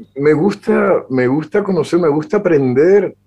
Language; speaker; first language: Spanish; native; Spanish